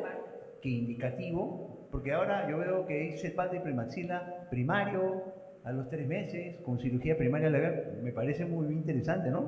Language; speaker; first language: Spanish; native; Spanish